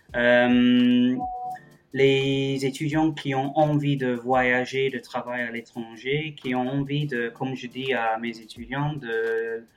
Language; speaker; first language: French; non-native, fluent; English